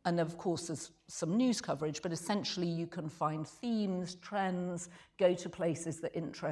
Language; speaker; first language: English; native; English